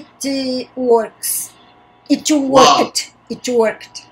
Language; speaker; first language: English; non-native, learner; Portuguese